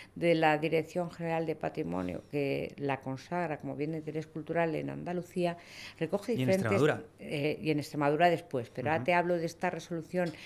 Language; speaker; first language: Spanish; native; Spanish